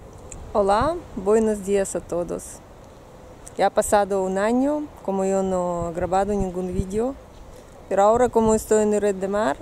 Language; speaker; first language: Spanish; non-native, learner; Russian